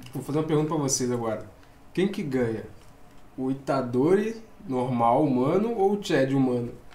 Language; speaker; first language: Portuguese; native; Portuguese